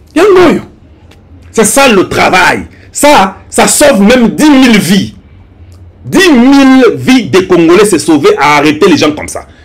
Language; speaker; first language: French; non-native, local second language; Lingala